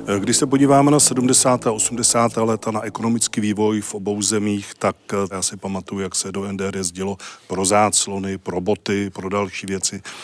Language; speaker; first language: Czech; native; Czech